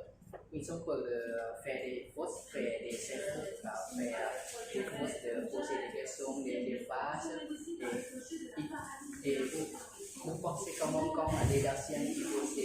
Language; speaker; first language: French; non-native, learner; Lao